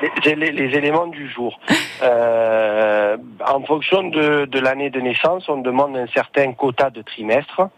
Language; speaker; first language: French; native; French